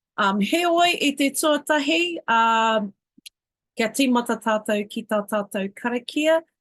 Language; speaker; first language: Māori; non-native, local second language; English